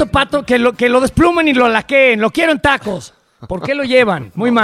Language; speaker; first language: Spanish; native; Spanish